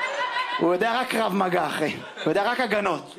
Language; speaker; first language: Hebrew; native; Hebrew